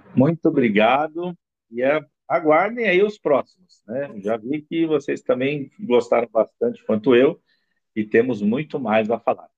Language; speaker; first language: Portuguese; native; Portuguese